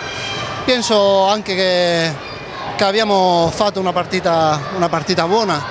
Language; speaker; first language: Italian; non-native, learner; Spanish